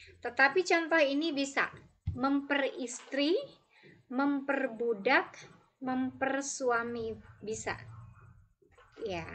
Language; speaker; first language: Indonesian; native; Indonesian